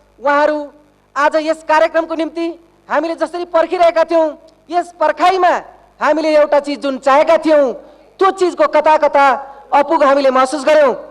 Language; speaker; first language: Nepali; native; Nepali